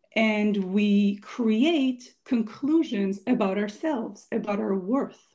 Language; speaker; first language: English; non-native, fluent; Hebrew